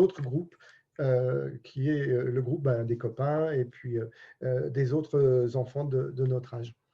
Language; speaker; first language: French; native; French